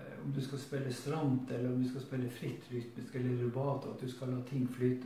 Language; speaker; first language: Norwegian; native; Norwegian